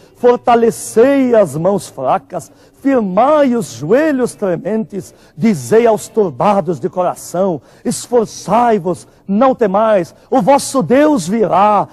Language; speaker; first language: Portuguese; non-native, fluent; Arabic